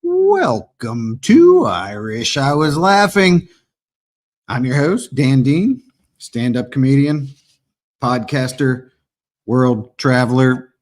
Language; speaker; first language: English; native; English